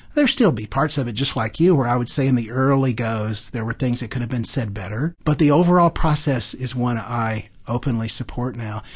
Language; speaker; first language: English; native; English